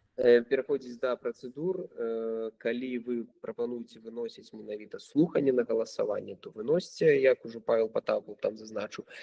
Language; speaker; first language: Belarusian; non-native, local second language; Russian